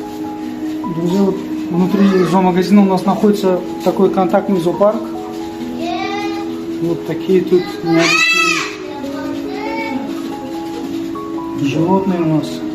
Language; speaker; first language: Russian; non-native, local second language; Uzbek